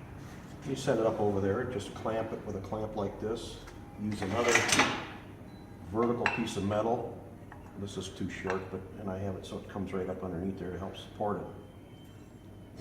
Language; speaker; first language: English; native; English